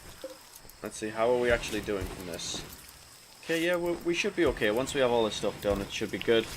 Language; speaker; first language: English; native; English